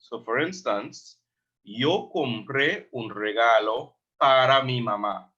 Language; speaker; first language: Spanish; non-native, fluent; English